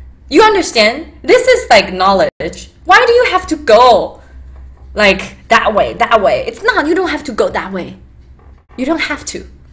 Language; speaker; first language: English; early bilingual, other home language; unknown